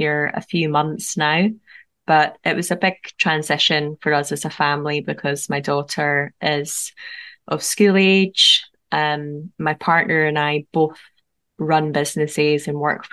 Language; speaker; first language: English; native; English